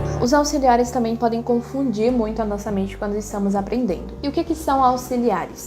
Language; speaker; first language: Portuguese; native; Portuguese